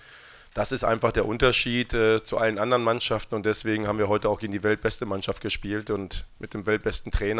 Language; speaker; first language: German; native; German